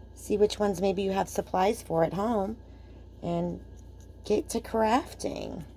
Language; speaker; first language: English; native; English